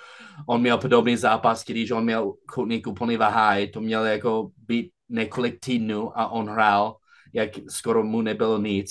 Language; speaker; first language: Czech; non-native, fluent; English